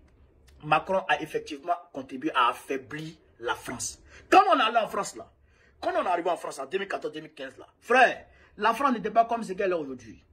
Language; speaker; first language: French; non-native, local second language; Bambara